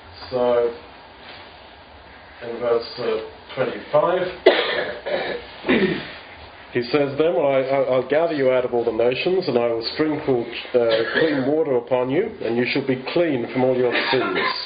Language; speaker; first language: English; native; English